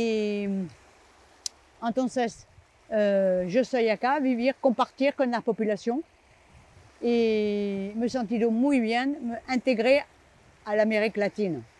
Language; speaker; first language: Spanish; non-native, learner; French